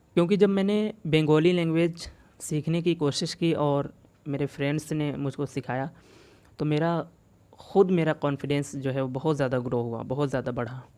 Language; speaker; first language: Hindi; native; Hindi